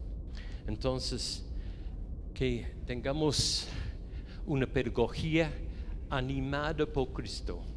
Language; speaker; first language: Spanish; non-native, fluent; English